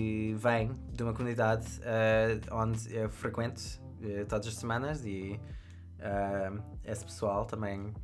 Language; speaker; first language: Portuguese; non-native, fluent; English